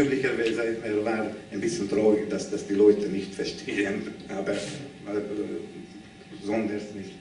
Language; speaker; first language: German; non-native, learner; Hungarian